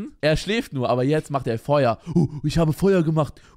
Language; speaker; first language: German; native; German